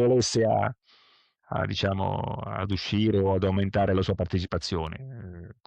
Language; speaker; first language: Italian; native; Italian